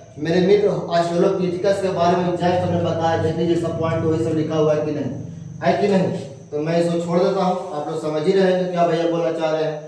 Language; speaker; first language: Hindi; native; Hindi